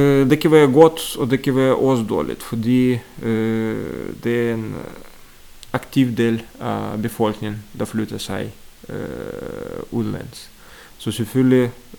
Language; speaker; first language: Danish; non-native, fluent; Russian